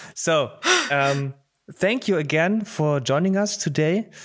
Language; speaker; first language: English; non-native, fluent; Polish